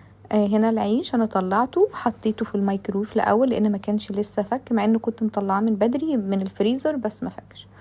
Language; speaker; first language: Arabic; native; Arabic